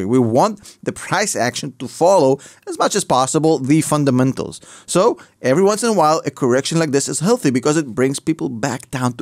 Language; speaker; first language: English; native; English